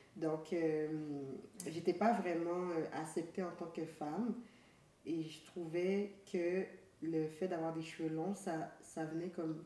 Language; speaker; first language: French; native; French